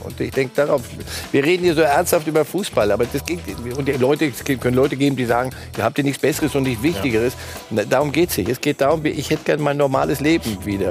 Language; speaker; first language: German; native; German